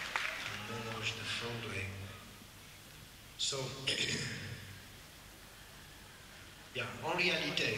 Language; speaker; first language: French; non-native, learner; English